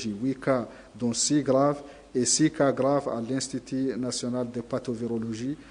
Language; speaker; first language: French; non-native, local second language; Arabic